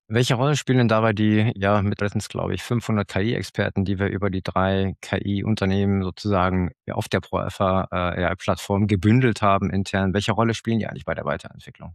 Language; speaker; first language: German; native; German